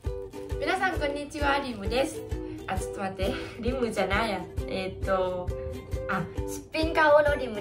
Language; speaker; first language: Japanese; non-native, fluent; Vietnamese